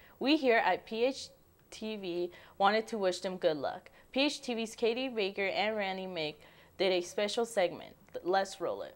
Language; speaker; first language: English; early bilingual, other home language; Spanish